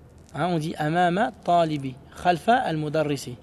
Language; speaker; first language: Arabic; non-native, fluent; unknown